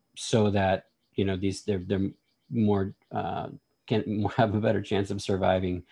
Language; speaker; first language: English; native; English